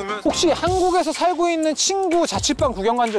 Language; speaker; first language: Korean; native; Korean